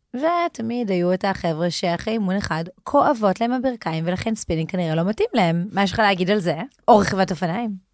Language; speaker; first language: Hebrew; native; Hebrew